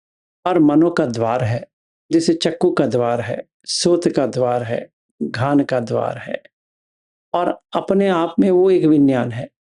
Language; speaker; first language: Hindi; native; Hindi